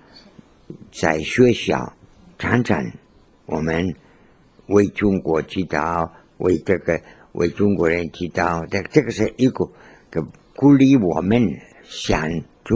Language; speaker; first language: Chinese; non-native, learner; Spanish